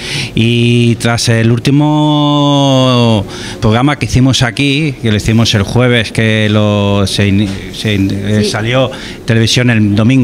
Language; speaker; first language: Spanish; native; Spanish